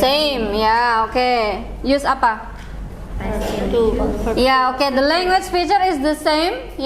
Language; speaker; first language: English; non-native, fluent; Indonesian